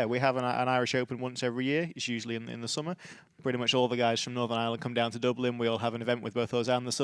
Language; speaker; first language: English; native; English